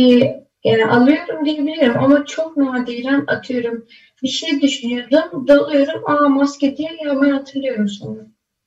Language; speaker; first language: Turkish; early bilingual, other home language; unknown